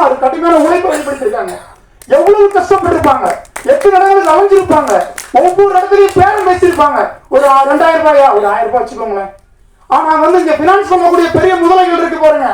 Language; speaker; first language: Tamil; native; Tamil